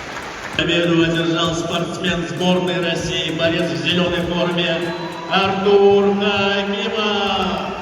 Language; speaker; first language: Russian; native; Russian